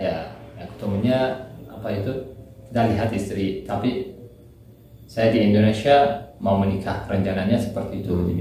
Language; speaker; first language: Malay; non-native, learner; Turkish